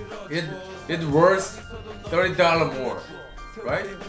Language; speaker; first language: English; non-native, learner; Korean